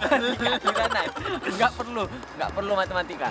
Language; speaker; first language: Indonesian; native; Indonesian